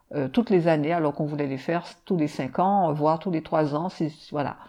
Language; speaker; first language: French; native; French